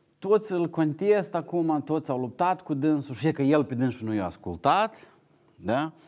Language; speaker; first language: Romanian; native; Romanian